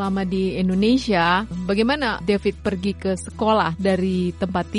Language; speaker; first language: Indonesian; native; Indonesian